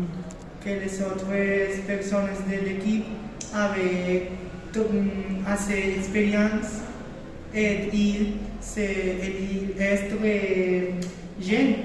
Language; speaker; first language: French; non-native, learner; Spanish